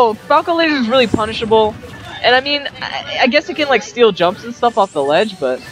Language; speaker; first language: English; native; English